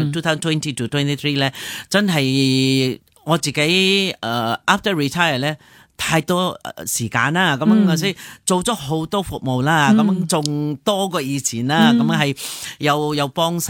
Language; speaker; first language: Cantonese; non-native, fluent; Nepali